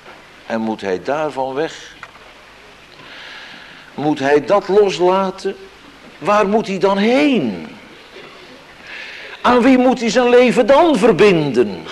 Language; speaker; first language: Dutch; native; Dutch